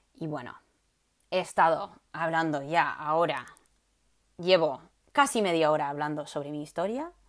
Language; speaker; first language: Spanish; non-native, fluent; English